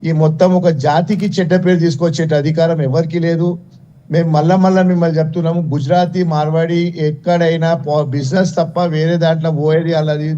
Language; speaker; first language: Telugu; non-native, local second language; Gujarati